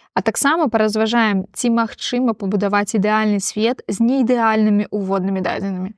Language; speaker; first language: Belarusian; non-native, local second language; Russian